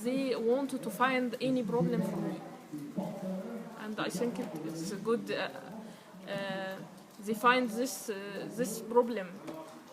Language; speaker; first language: English; non-native, learner; Arabic